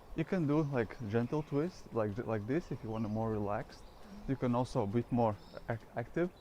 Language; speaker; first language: English; non-native, fluent; Latvian